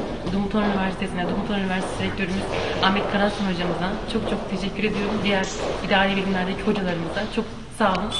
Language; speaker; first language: Turkish; native; Turkish